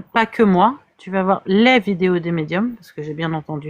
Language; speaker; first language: French; native; French